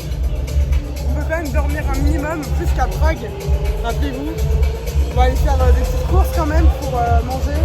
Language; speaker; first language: French; native; French